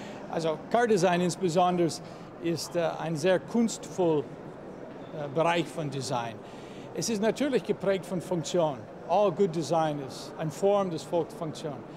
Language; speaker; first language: German; non-native, fluent; English